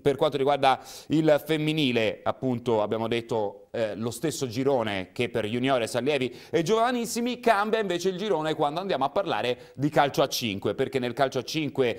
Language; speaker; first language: Italian; native; Italian